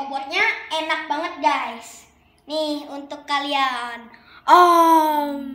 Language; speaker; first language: Indonesian; native; Indonesian